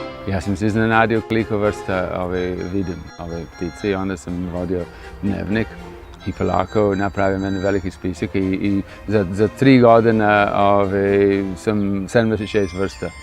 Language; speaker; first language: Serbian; non-native, fluent; English